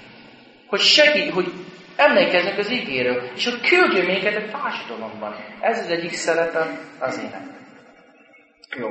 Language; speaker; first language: Hungarian; non-native, fluent; English